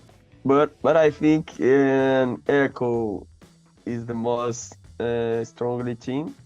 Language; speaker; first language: English; non-native, learner; Portuguese